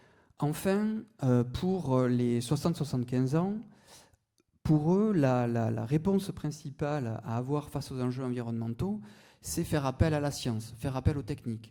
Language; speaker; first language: French; native; French